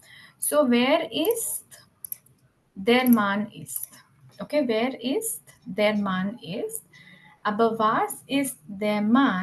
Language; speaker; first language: German; non-native, fluent; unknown